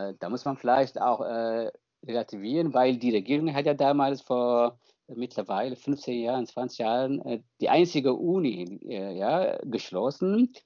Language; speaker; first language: German; non-native, fluent; Tigrinya